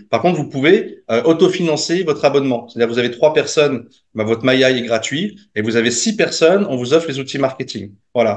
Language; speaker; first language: French; native; French